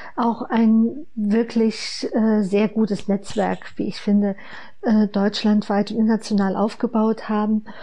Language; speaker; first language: German; native; German